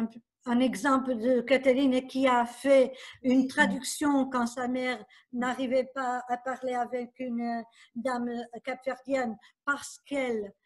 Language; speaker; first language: French; non-native, fluent; Portuguese